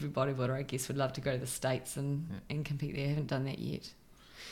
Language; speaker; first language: English; native; English